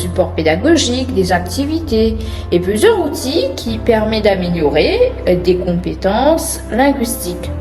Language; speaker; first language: French; non-native, fluent; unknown